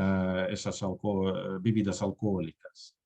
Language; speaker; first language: Spanish; non-native, fluent; Russian